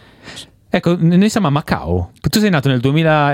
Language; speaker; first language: Italian; native; Italian